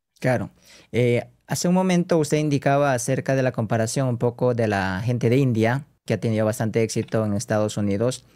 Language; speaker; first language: Spanish; non-native, fluent; Korean